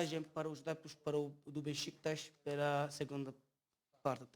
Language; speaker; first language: Portuguese; non-native, learner; Turkish